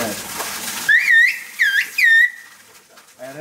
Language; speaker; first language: Turkish; non-native, learner; Indonesian